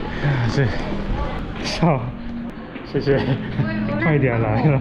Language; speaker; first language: Chinese; non-native, learner; Korean